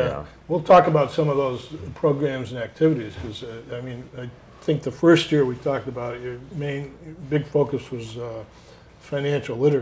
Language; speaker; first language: English; native; English